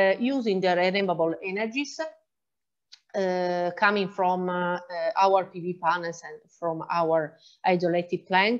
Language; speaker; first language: English; non-native, fluent; Italian